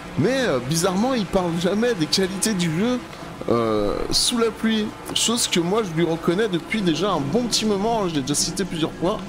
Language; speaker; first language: French; native; French